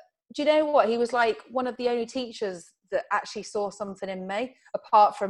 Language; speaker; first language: English; native; English